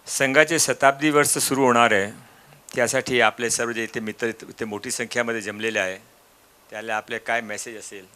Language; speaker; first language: Marathi; non-native, local second language; Marwari